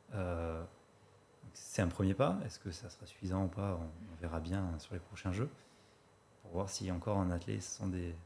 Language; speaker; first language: French; native; French